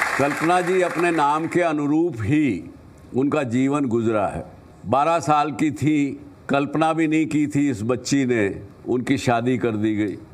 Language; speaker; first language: Hindi; native; Hindi